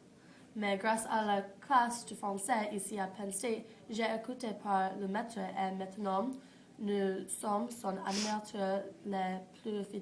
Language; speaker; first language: French; non-native, learner; English